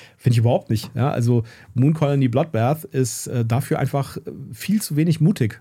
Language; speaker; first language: German; native; German